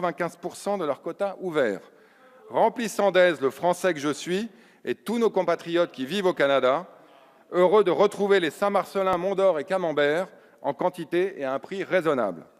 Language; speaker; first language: French; native; French